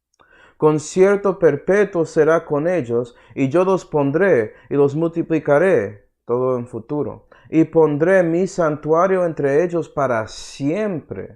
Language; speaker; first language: Spanish; early bilingual, heritage; Spanish